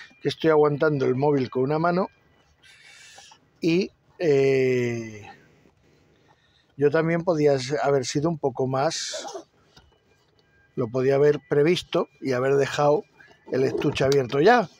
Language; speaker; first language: Spanish; native; Spanish